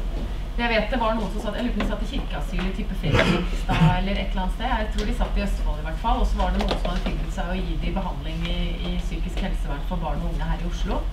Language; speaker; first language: Norwegian; native; Norwegian